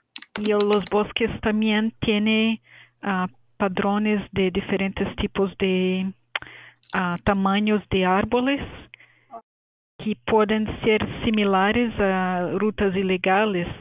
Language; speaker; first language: Spanish; non-native, fluent; Portuguese